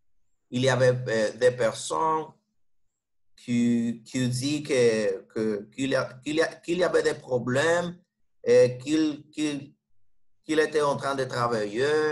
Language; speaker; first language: French; non-native, fluent; Spanish